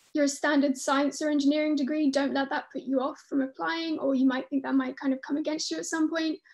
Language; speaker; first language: English; native; English